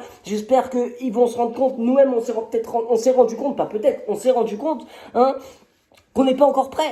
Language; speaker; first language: French; native; French